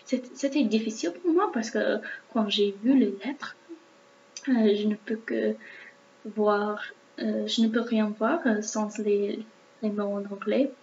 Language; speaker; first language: French; non-native, learner; English